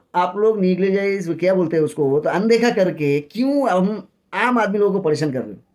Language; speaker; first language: Hindi; non-native, local second language; Bangla